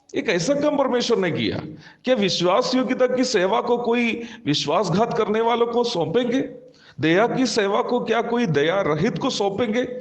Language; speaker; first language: Hindi; non-native, local second language; Malayalam